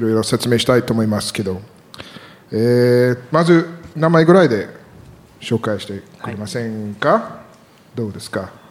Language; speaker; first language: Japanese; non-native, learner; English